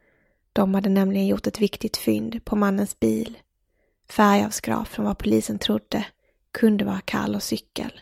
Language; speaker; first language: Swedish; native; Swedish